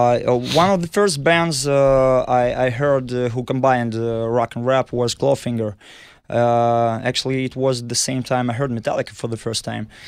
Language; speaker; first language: English; non-native, fluent; Russian